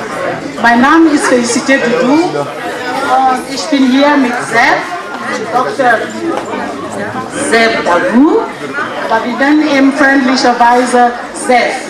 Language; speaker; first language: German; non-native, fluent; French